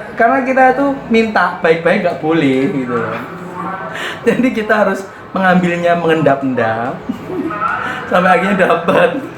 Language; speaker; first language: Indonesian; non-native, local second language; Javanese